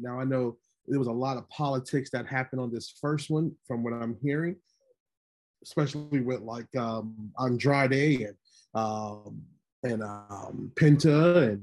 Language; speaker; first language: English; native; English